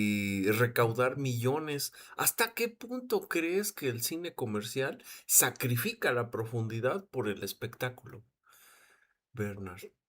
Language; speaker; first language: Spanish; native; Spanish